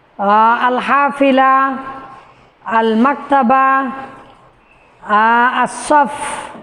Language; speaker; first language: Arabic; non-native, fluent; Bangla